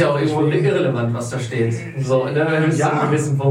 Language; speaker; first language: German; native; German